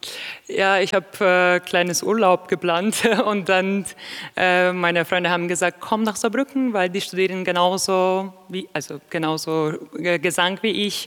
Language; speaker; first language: German; non-native, fluent; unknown